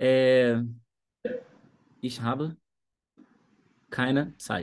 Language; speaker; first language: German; non-native, fluent; Portuguese